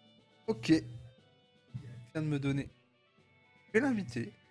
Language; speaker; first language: French; native; French